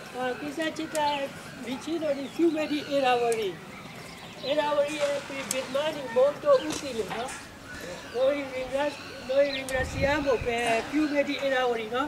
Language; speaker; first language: Italian; non-native, learner; Burmese